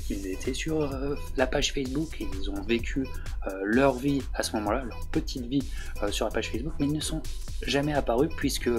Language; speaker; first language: French; native; French